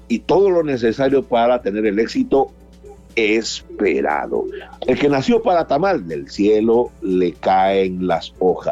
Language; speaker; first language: Spanish; native; Spanish